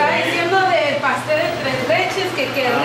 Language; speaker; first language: Spanish; early bilingual, heritage; Spanish